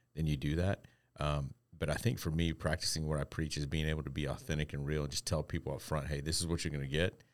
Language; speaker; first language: English; native; English